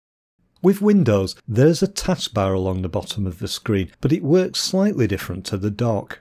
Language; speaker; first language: English; native; English